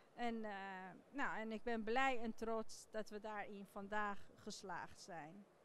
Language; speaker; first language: Dutch; non-native, fluent; Persian